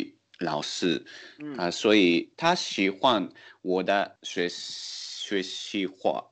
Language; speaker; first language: Chinese; non-native, learner; Japanese